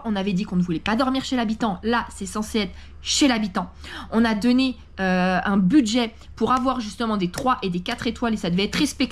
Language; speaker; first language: French; native; French